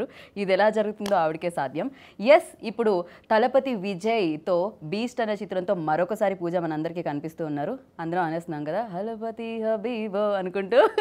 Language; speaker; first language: Telugu; native; Telugu